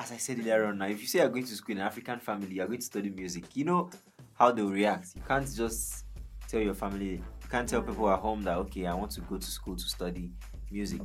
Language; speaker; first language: English; non-native, local second language; Yoruba